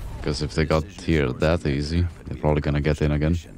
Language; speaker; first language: English; native; English